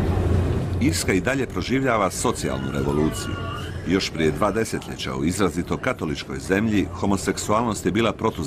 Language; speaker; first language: Croatian; native; Croatian